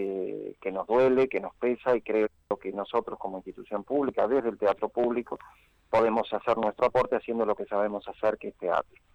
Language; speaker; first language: Spanish; native; Spanish